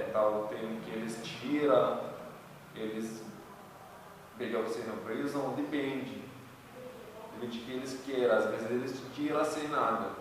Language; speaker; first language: Portuguese; non-native, learner; Arabic